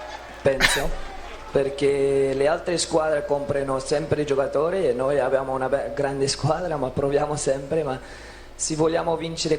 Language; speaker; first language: Italian; non-native, fluent; Dutch